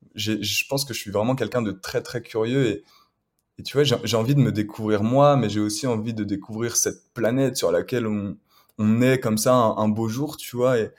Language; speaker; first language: French; native; French